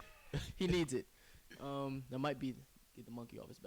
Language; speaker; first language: English; native; English